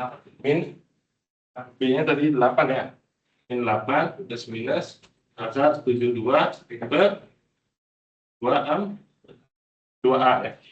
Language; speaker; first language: Indonesian; native; Indonesian